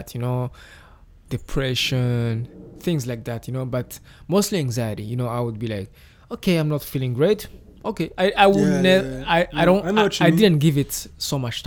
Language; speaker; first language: English; non-native, local second language; Kinyarwanda